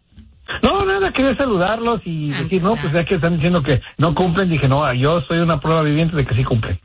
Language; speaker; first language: Spanish; native; Spanish